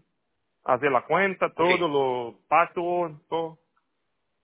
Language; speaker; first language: Spanish; non-native, learner; Portuguese